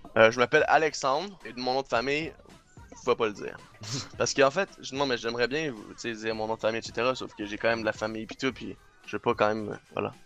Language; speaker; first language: French; non-native, local second language; English